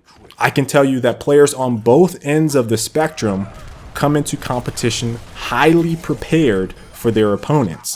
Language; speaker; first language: English; native; English